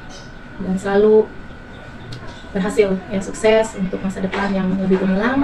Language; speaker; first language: Indonesian; native; Indonesian